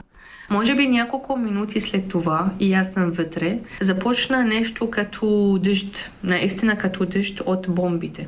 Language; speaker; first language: Bulgarian; non-native, fluent; Arabic